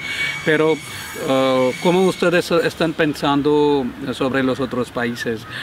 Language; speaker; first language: Spanish; non-native, learner; Malayalam